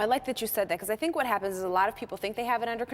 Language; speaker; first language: English; native; English